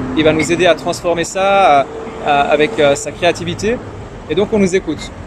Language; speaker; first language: French; early bilingual, other home language; Persian